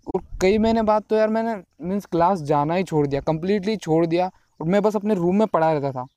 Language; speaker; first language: Hindi; non-native, local second language; Marathi